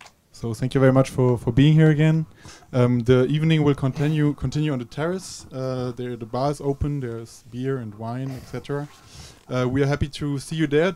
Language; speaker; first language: English; non-native, fluent; German